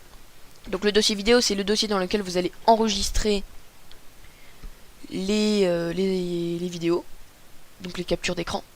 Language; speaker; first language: French; native; French